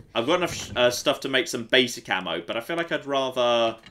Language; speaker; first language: English; native; English